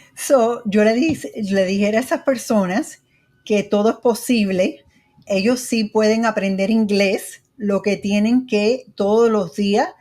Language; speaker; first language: Spanish; early bilingual, heritage; Spanish